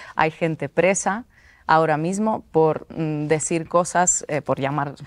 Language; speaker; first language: Spanish; non-native, fluent; Russian